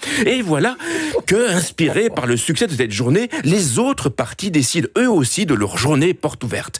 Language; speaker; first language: French; native; French